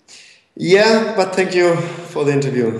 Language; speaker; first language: English; non-native, fluent; German